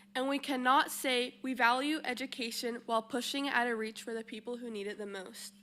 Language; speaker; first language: English; early bilingual, other home language; Spanish